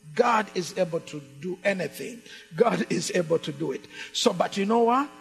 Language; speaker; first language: English; non-native, local second language; Ganda